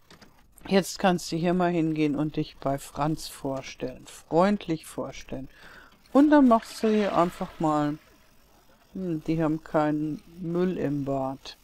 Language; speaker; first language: German; native; German